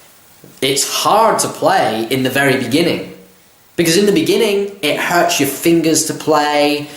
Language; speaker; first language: English; native; English